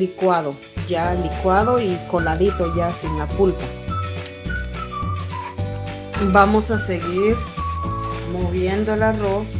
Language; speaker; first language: Spanish; native; Spanish